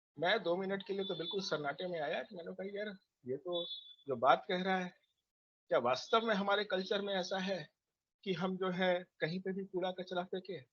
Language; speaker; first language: Hindi; native; Hindi